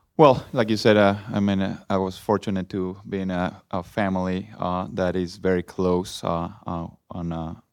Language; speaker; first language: English; non-native, fluent; Spanish